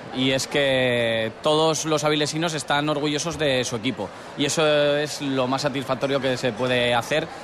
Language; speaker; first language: Spanish; native; Spanish